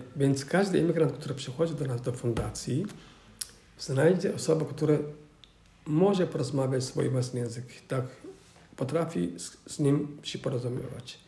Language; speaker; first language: Polish; non-native, fluent; Somali